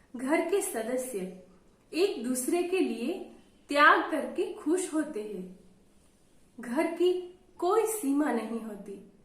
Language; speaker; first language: Hindi; non-native, local second language; Gujarati